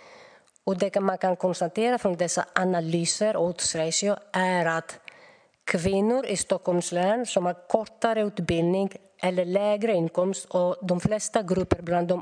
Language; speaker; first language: Swedish; non-native, fluent; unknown